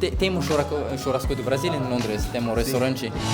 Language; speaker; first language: Portuguese; non-native, learner; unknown